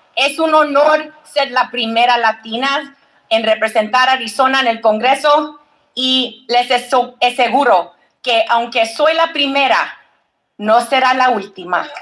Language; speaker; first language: Spanish; early bilingual, other home language; English